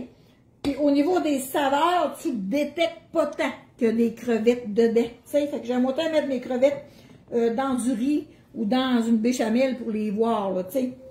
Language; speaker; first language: French; native; French